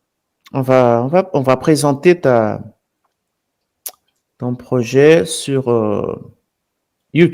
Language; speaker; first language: French; non-native, fluent; Portuguese